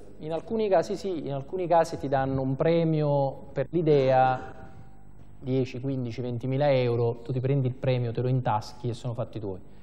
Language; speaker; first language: Italian; native; Italian